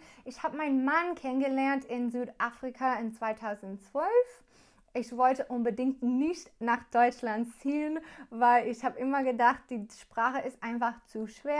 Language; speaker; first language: German; non-native, learner; English